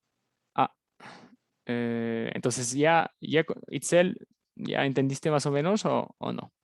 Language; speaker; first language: Spanish; non-native, fluent; French